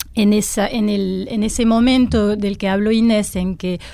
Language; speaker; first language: Spanish; non-native, fluent; French